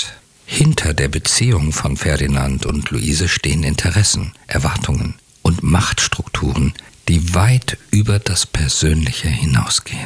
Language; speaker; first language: German; native; German